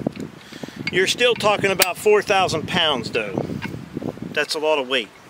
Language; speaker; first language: English; native; English